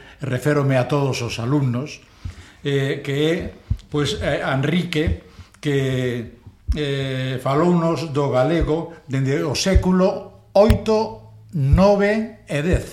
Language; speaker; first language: Galician; non-native, local second language; Spanish